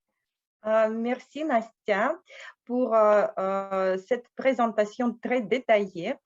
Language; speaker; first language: French; non-native, fluent; Russian